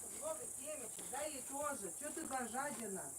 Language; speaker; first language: Russian; native; Russian